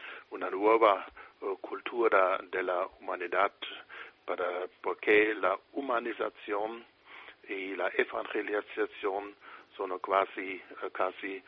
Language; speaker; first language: Spanish; non-native, fluent; German